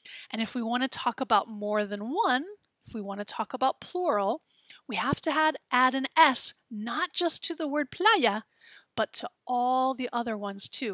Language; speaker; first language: English; native; English